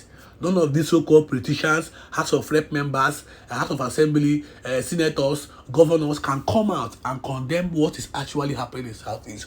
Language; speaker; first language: English; non-native, local second language; Igbo